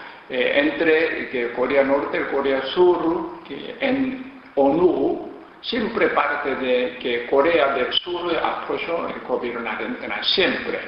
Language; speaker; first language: Spanish; non-native, learner; Korean